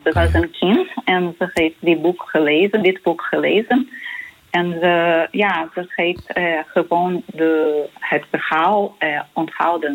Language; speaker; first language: Dutch; non-native, learner; Portuguese